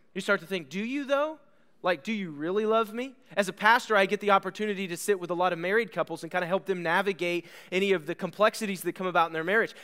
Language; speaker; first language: English; native; English